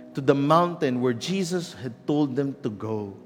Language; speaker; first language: English; non-native, local second language; Filipino